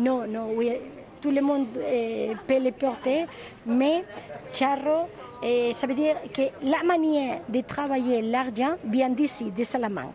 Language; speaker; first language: French; non-native, fluent; Spanish